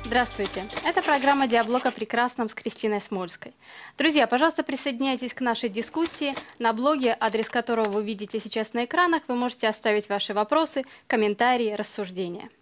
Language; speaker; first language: Russian; native; Russian